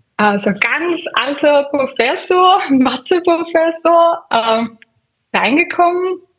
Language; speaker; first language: German; non-native, fluent; Persian